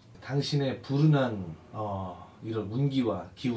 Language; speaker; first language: Korean; native; Korean